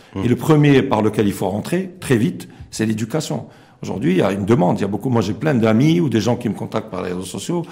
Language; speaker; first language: French; non-native, local second language; Arabic